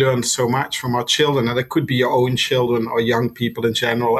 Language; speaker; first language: English; non-native, fluent; Dutch